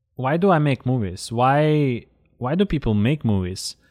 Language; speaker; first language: English; non-native, fluent; Russian